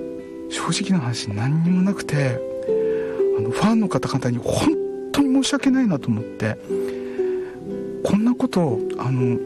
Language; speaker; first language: Japanese; native; Japanese